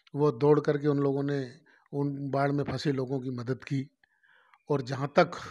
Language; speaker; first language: Hindi; native; Hindi